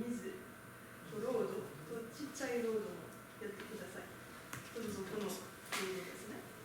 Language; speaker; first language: Japanese; non-native, learner; French